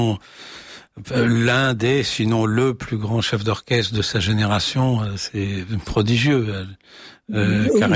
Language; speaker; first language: French; native; French